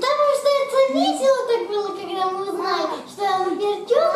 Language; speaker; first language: Russian; early bilingual, heritage; Russian